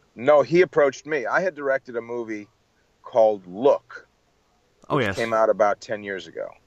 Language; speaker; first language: English; native; English